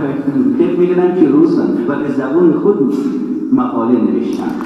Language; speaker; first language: Persian; non-native, fluent; Russian